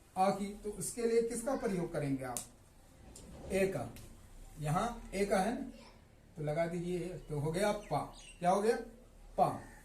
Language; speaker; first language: Hindi; native; Hindi